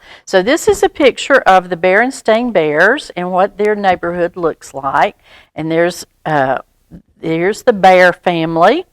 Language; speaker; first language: English; native; English